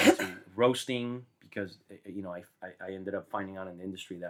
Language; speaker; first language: English; non-native, fluent; Spanish